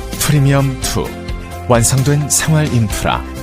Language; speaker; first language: Korean; native; Korean